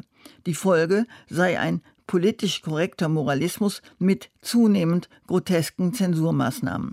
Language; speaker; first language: German; native; German